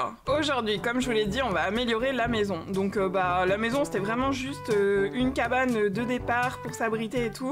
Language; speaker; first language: French; native; French